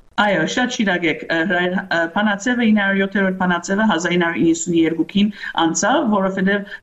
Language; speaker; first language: Armenian; early bilingual, heritage; Armenian